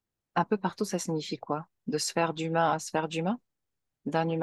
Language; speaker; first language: French; native; French